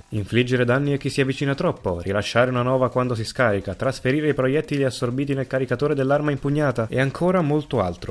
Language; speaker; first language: Italian; native; Italian